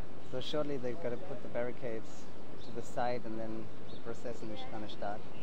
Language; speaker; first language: English; non-native, fluent; German